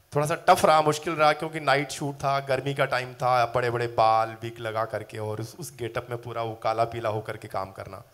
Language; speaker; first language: Hindi; native; Hindi